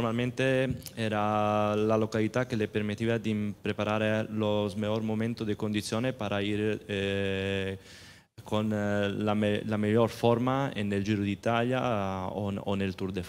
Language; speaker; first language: Spanish; non-native, fluent; Italian